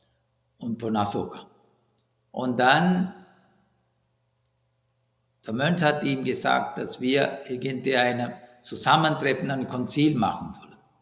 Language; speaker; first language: German; non-native, learner; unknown